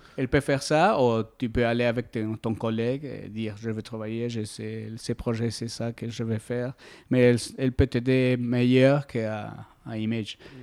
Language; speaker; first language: French; non-native, learner; Spanish